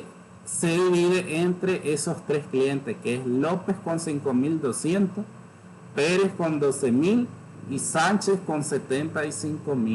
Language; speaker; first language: Spanish; native; Spanish